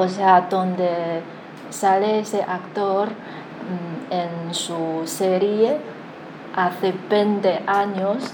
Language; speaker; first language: Spanish; non-native, fluent; Chinese